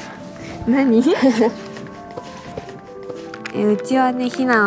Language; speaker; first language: Japanese; native; Japanese